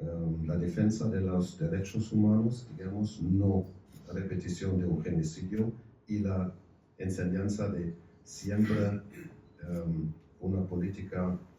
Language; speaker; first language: Spanish; non-native, fluent; German